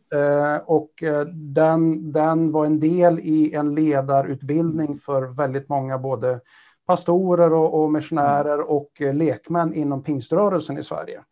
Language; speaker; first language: Swedish; native; Swedish